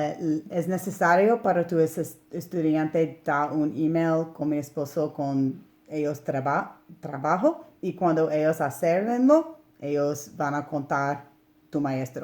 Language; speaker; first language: Spanish; non-native, learner; English